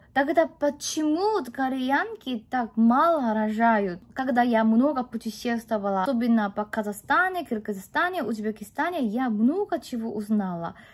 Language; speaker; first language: Russian; non-native, fluent; Korean